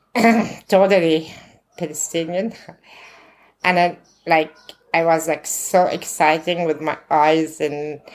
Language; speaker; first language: English; non-native, learner; Arabic